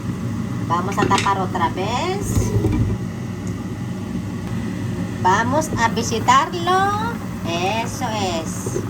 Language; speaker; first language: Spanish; non-native, fluent; Filipino